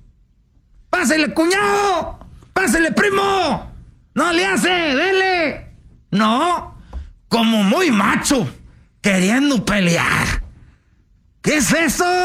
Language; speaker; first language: Spanish; native; Spanish